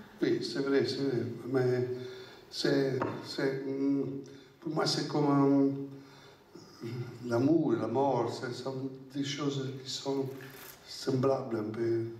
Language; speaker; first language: French; non-native, fluent; Italian